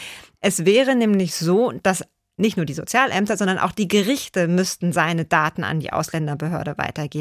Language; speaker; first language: German; native; German